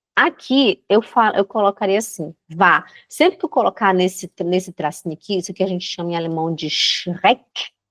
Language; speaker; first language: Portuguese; native; Portuguese